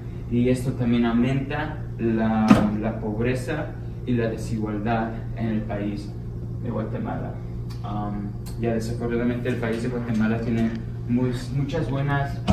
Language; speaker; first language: Spanish; early bilingual, heritage; Spanish